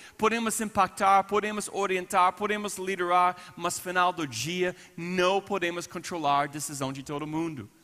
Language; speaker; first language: Portuguese; non-native, fluent; English